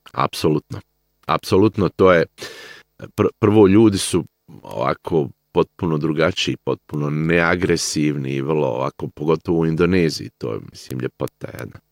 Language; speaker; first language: Bosnian; native; Bosnian